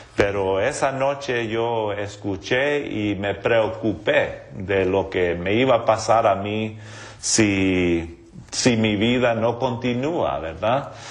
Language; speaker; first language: Spanish; non-native, local second language; English